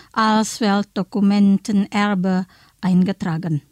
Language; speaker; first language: German; non-native, fluent; Indonesian